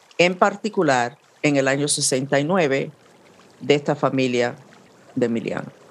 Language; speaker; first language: Spanish; non-native, fluent; English